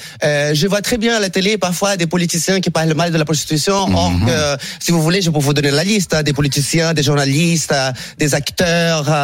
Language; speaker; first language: French; non-native, fluent; Portuguese